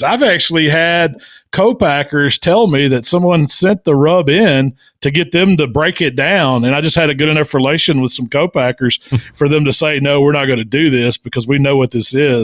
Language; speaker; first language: English; native; English